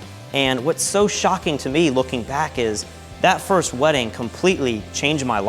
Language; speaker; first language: English; native; English